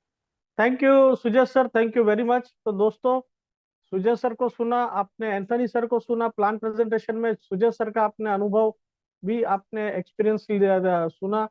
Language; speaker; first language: Hindi; native; Hindi